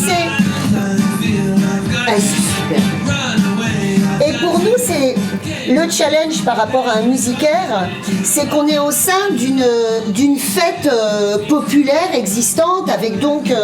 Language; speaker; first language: French; native; French